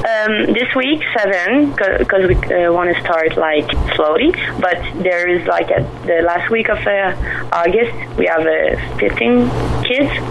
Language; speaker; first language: English; non-native, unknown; French